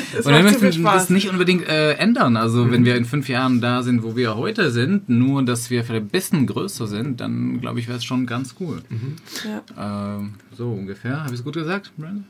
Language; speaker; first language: German; non-native, fluent; Slovak